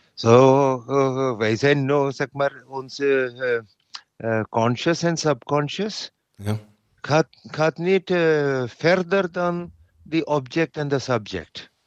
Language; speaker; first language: Dutch; non-native, learner; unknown